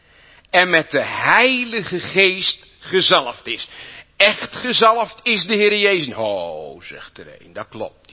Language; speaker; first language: Dutch; native; Dutch